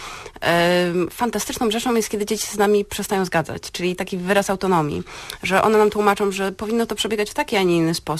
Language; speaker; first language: Polish; native; Polish